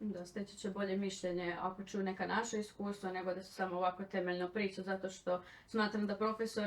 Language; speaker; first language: Croatian; native; Croatian